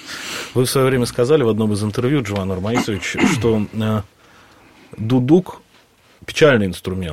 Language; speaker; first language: Russian; native; Russian